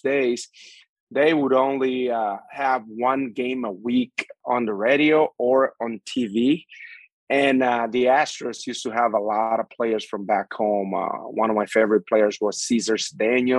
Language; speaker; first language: English; non-native, fluent; Spanish